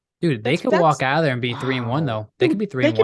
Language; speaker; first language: English; native; English